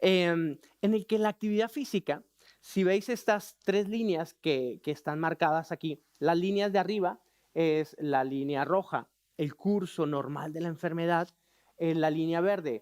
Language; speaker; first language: Spanish; native; Spanish